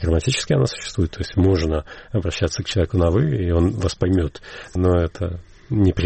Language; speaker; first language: Russian; native; Russian